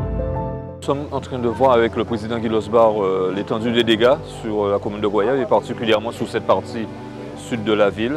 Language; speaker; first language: French; native; French